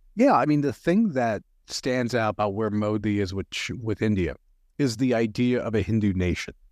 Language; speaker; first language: English; early bilingual, other home language; Hindi